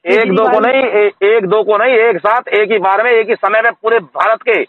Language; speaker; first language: Hindi; native; Hindi